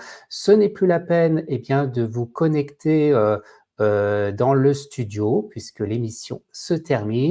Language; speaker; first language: French; native; French